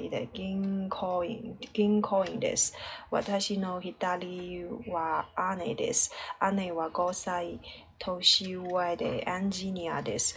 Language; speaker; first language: Japanese; non-native, learner; Chinese